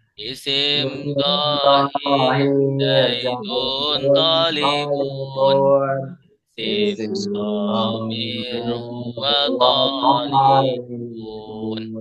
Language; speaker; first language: Arabic; non-native, fluent; Indonesian